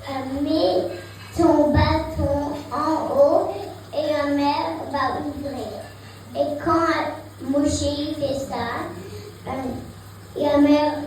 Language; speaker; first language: French; early bilingual, heritage; French